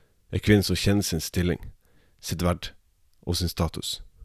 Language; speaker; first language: Norwegian; native; Norwegian